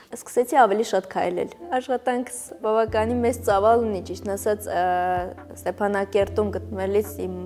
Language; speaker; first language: Armenian; native; Armenian